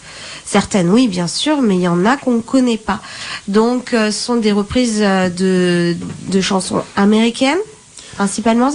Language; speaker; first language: French; native; French